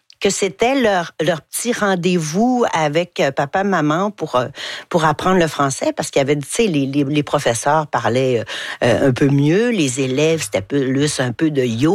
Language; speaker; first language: French; native; French